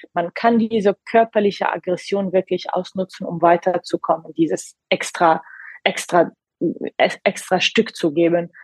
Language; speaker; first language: German; non-native, fluent; Arabic